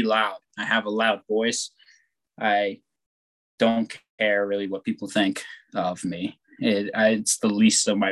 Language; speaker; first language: English; native; English